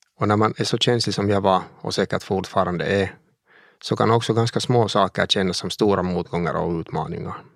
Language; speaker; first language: Swedish; native; Swedish